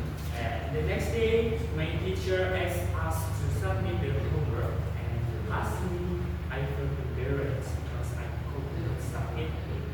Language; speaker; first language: English; non-native, learner; Indonesian